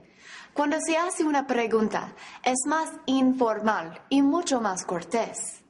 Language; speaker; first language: Spanish; non-native, fluent; English